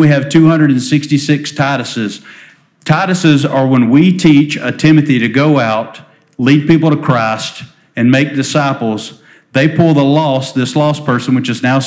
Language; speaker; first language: English; native; English